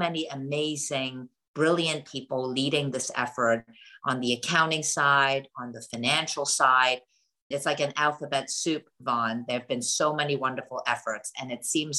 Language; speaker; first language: English; non-native, local second language; Cantonese